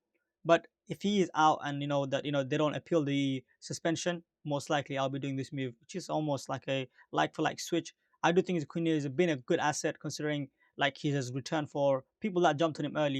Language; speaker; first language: English; native; English